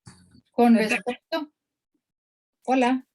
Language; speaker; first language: Spanish; native; Spanish